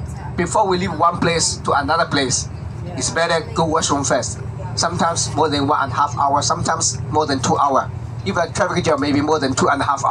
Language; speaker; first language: English; non-native, learner; Chinese